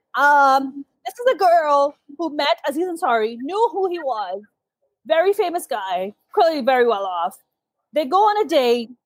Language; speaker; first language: English; early bilingual, other home language; Urdu